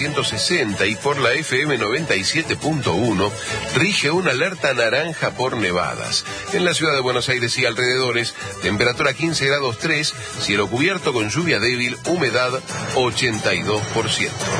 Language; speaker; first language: Spanish; native; Spanish